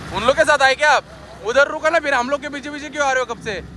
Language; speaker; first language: Hindi; non-native, local second language; Marathi